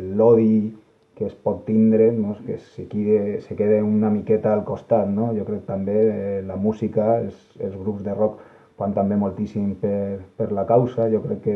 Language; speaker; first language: Catalan; non-native, local second language; Spanish